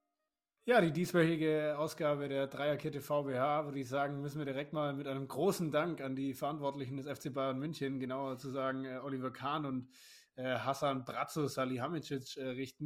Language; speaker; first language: German; native; German